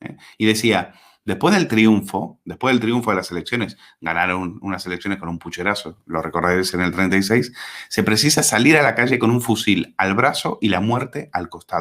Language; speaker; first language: Spanish; native; Spanish